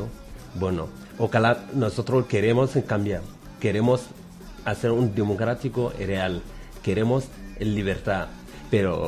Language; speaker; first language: Spanish; non-native, learner; Bambara